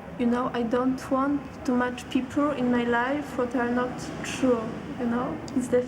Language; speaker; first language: English; non-native, learner; Polish